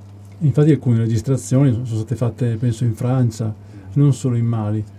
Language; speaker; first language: Italian; native; Italian